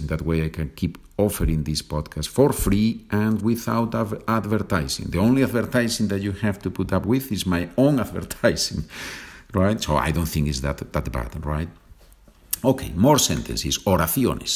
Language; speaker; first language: English; non-native, fluent; Spanish